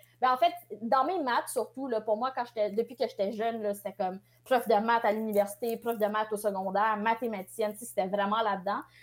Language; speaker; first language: French; early bilingual, other home language; Tamil